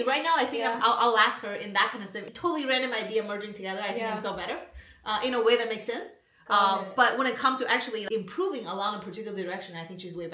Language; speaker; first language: English; non-native, fluent; Chinese